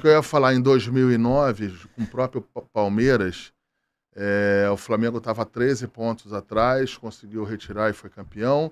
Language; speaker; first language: Portuguese; native; Portuguese